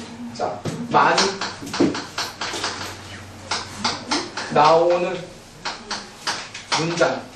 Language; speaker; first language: Korean; native; Korean